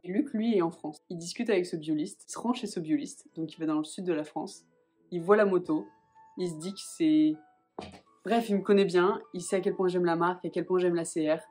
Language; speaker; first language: French; native; French